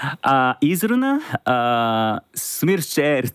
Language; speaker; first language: Latvian; non-native, learner; Japanese